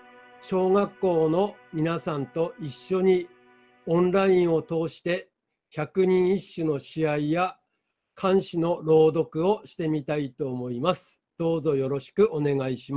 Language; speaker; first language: Japanese; native; Japanese